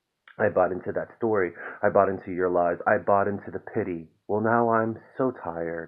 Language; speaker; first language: English; native; English